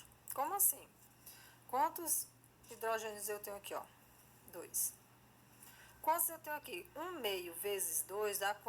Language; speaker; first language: Portuguese; native; Portuguese